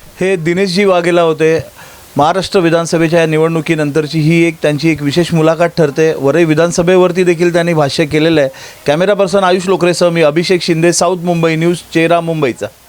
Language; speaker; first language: Marathi; native; Marathi